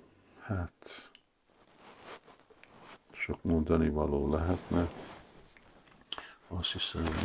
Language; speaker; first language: Hungarian; early bilingual, heritage; Hungarian